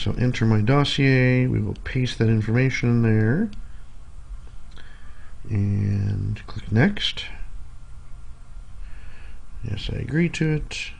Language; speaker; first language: English; native; English